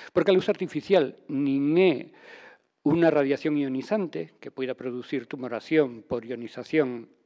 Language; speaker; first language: Galician; native; Galician